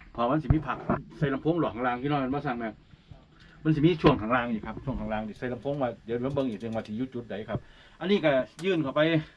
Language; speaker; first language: Thai; native; Thai